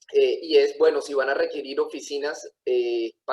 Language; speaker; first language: Spanish; native; Spanish